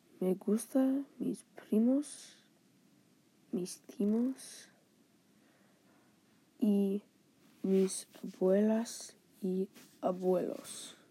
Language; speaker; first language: Spanish; non-native, learner; English